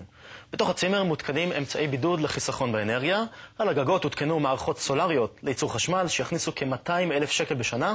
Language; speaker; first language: Hebrew; native; Hebrew